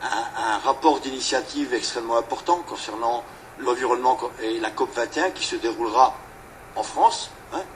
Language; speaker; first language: French; native; French